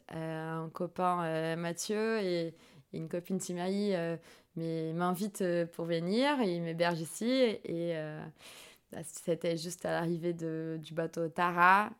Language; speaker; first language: French; non-native, fluent; Portuguese